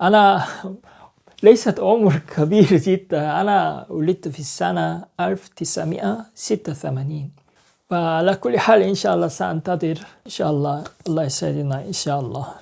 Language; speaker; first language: Arabic; non-native, learner; Korean